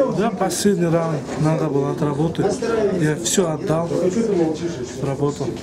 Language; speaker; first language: Russian; non-native, fluent; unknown